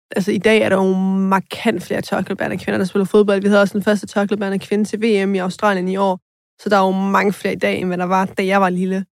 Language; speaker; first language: Danish; early bilingual, other home language; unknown